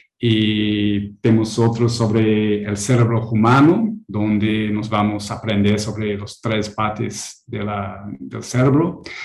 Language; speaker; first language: Spanish; non-native, learner; English